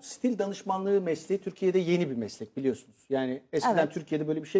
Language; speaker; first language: Turkish; native; Turkish